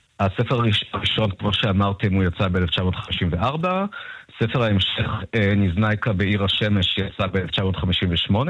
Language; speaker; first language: Hebrew; early bilingual, other home language; Russian